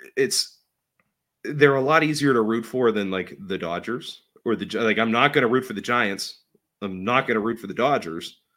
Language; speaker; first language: English; native; English